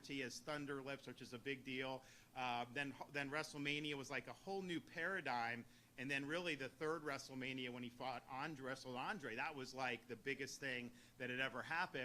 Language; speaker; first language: English; native; English